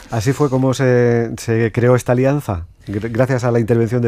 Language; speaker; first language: Spanish; native; Spanish